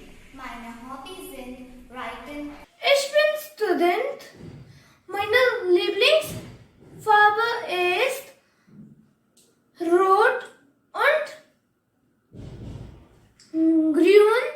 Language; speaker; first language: German; non-native, learner; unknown